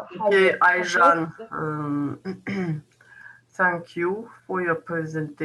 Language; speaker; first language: English; non-native, learner; Kazakh